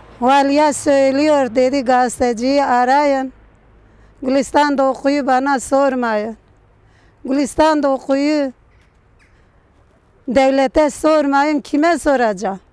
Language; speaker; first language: Turkish; non-native, local second language; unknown